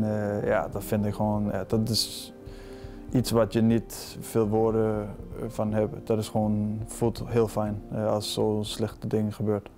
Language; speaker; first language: Dutch; non-native, fluent; Danish